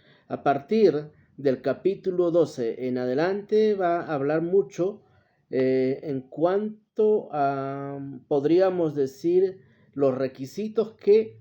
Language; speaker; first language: Spanish; native; Spanish